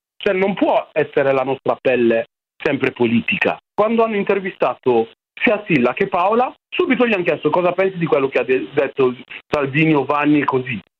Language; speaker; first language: Italian; early bilingual, other home language; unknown